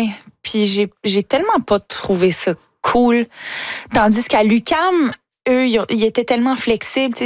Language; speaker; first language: French; native; French